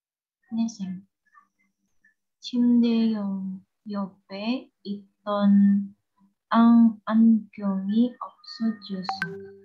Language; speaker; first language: Korean; non-native, learner; Indonesian